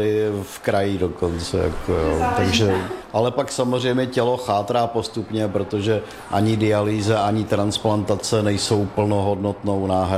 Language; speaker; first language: Czech; native; Czech